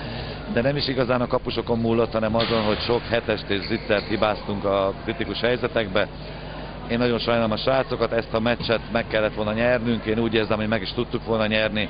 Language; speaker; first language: Hungarian; native; Hungarian